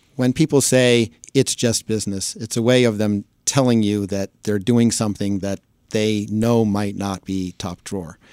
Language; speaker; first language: English; native; English